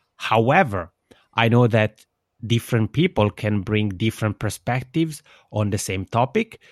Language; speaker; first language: English; non-native, fluent; Italian